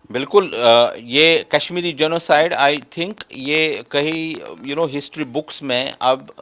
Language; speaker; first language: Hindi; native; Hindi